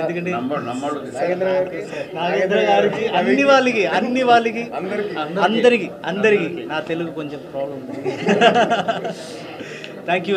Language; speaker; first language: Telugu; non-native, learner; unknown